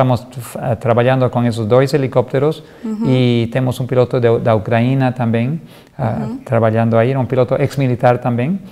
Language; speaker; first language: Portuguese; non-native, fluent; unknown